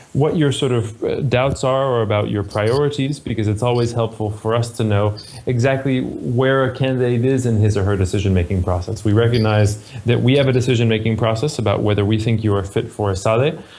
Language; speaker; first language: English; native; English